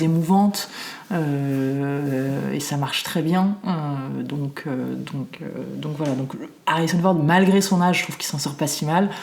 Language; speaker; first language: French; native; French